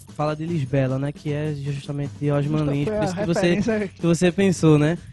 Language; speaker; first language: Portuguese; native; Portuguese